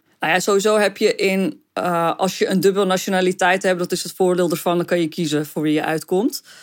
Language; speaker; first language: Dutch; early bilingual, other home language; Arabic